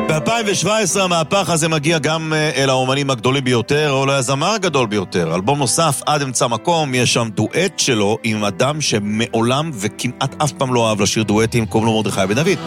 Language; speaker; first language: Hebrew; native; Hebrew